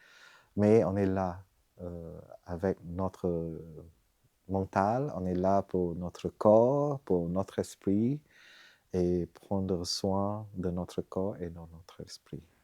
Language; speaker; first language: French; non-native, fluent; Vietnamese